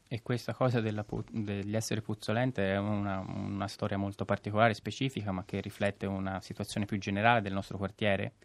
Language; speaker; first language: Italian; native; Italian